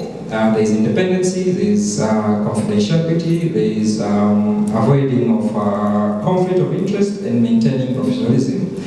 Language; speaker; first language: English; non-native, local second language; Swahili